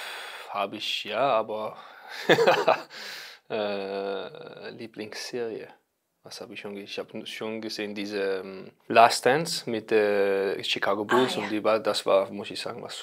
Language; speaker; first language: German; non-native, learner; Danish